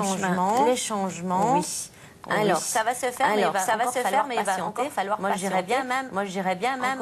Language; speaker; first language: French; native; French